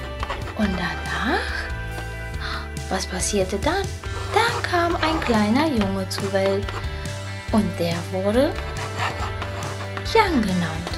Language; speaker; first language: German; early bilingual, other home language; Russian